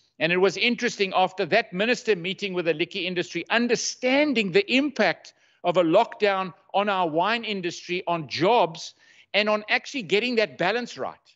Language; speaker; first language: English; native; English